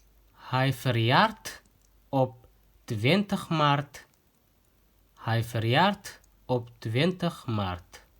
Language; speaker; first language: Dutch; non-native, fluent; Tigrinya